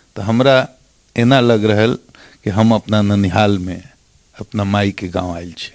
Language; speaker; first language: Maithili; non-native, local second language; Bhojpuri